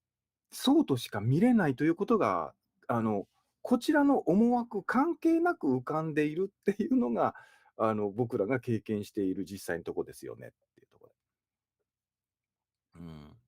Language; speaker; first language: Japanese; native; Japanese